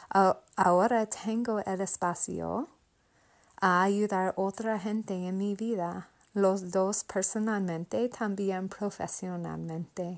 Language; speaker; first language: Spanish; non-native, learner; English